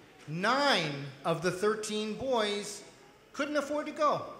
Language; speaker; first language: English; native; English